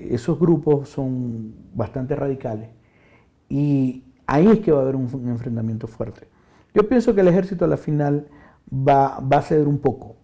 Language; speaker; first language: Spanish; native; Spanish